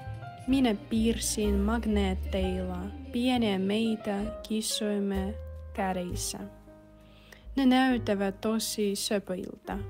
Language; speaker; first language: Finnish; non-native, learner; Russian